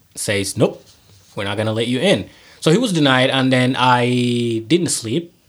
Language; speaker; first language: English; non-native, fluent; Somali